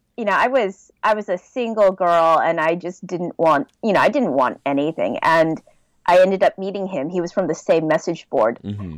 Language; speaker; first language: English; native; English